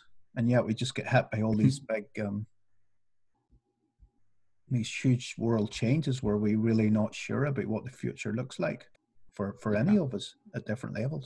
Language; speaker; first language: English; native; English